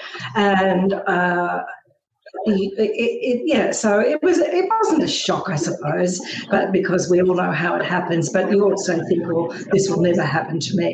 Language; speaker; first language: English; native; English